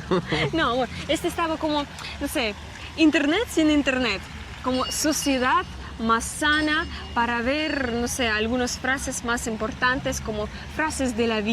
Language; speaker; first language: Spanish; non-native, fluent; Russian